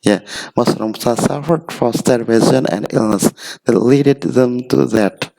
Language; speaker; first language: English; non-native, learner; Indonesian